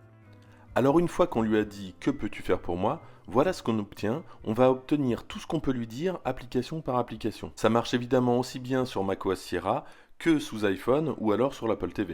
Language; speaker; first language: French; native; French